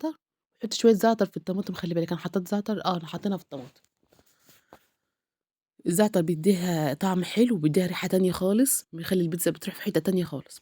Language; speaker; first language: Arabic; native; Arabic